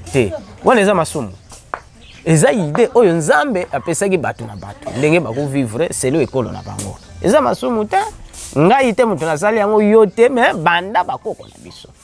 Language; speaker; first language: Lingala; non-native, local second language; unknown